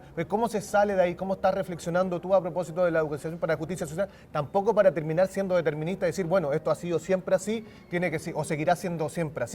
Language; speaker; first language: Spanish; native; Spanish